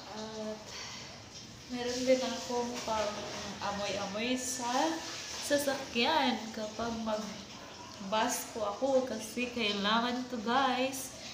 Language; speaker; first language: Filipino; non-native, local second language; Cebuano